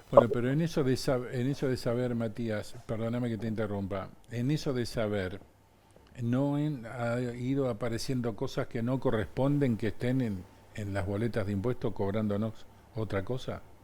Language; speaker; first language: Spanish; native; Spanish